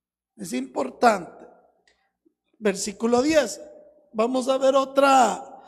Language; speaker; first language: Spanish; native; Spanish